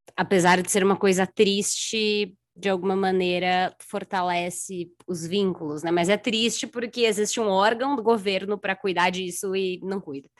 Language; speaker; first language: Portuguese; native; Portuguese